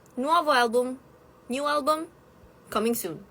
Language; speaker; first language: English; non-native, fluent; Italian